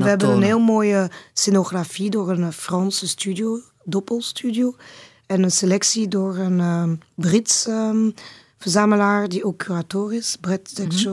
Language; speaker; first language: Dutch; non-native, learner; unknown